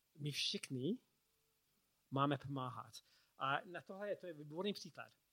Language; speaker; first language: Czech; non-native, learner; English